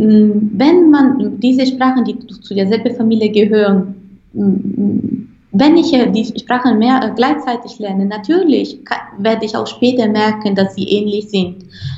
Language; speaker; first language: German; non-native, fluent; Italian